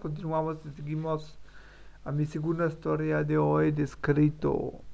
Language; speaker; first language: Spanish; non-native, learner; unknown